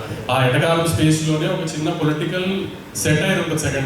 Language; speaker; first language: Telugu; native; Telugu